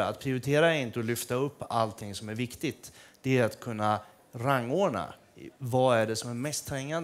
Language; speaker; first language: Swedish; native; Swedish